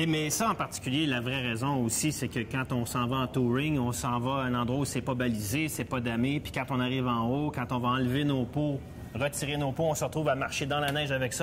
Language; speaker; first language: French; native; French